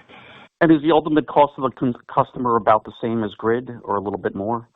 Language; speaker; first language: English; native; English